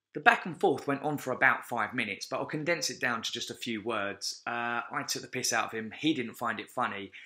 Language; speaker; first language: English; native; English